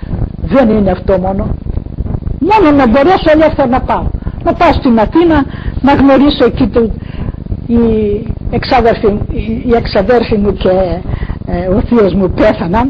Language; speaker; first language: Greek; non-native, local second language; Macedonian